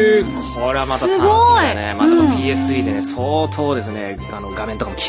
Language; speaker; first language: Japanese; native; Japanese